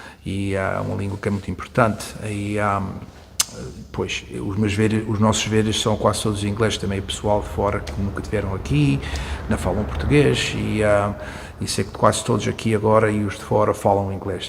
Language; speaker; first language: Portuguese; early bilingual, heritage; Portuguese